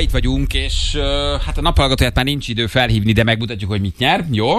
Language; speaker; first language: Hungarian; native; Hungarian